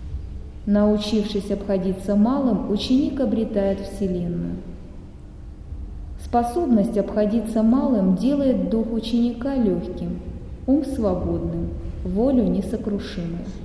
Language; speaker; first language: Russian; native; Russian